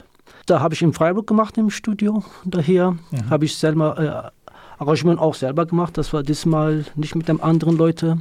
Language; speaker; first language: German; non-native, learner; Kurdish